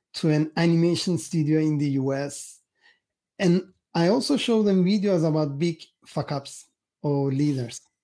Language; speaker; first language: English; non-native, fluent; Turkish